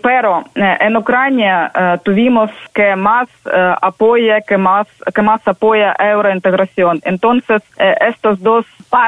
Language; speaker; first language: Spanish; non-native, fluent; Ukrainian